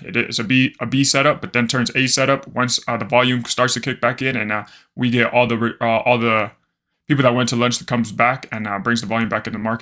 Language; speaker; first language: English; native; English